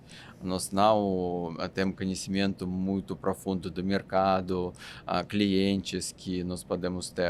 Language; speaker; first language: Portuguese; non-native, fluent; Russian